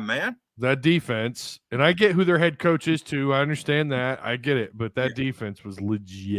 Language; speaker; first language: English; native; English